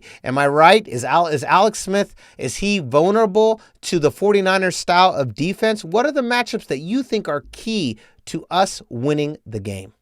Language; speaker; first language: English; native; English